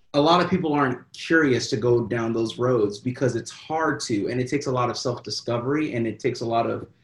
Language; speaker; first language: English; native; English